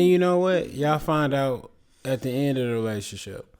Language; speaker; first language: English; native; English